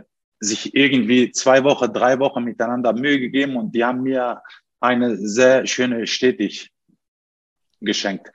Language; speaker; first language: German; non-native, learner; Turkish